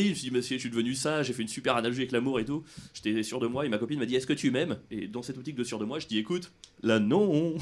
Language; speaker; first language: French; native; French